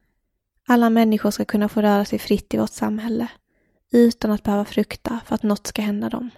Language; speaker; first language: Swedish; native; Swedish